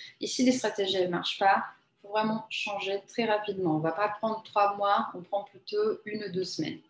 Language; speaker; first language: French; non-native, fluent; Portuguese